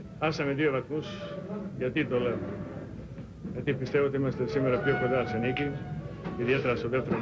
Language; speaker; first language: Greek; non-native, learner; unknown